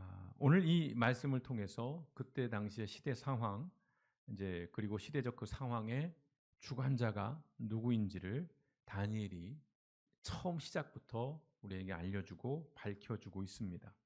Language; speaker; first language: Korean; native; Korean